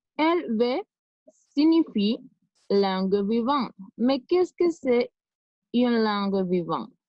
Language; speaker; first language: French; non-native, fluent; Spanish